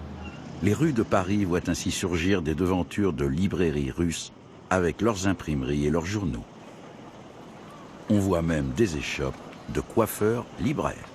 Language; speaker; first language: French; native; French